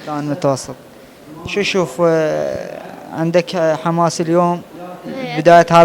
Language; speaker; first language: Arabic; native; Arabic